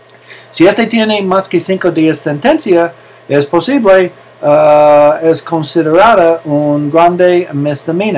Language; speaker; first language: Spanish; non-native, learner; English